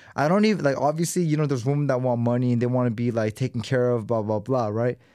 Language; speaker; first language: English; native; English